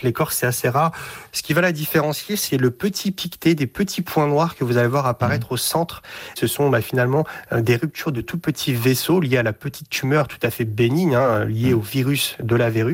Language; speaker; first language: French; native; French